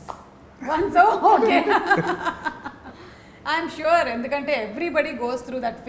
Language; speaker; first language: Telugu; native; Telugu